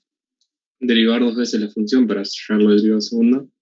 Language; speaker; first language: Spanish; native; Spanish